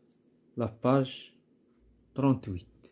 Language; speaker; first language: French; non-native, local second language; Arabic